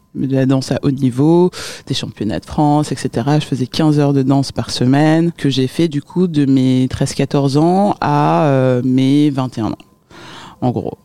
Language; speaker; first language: French; early bilingual, other home language; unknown